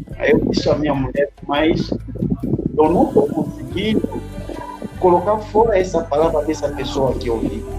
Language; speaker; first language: Portuguese; non-native, learner; French